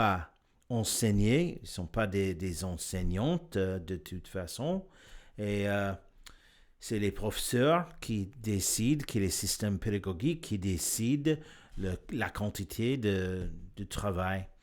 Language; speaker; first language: French; non-native, learner; English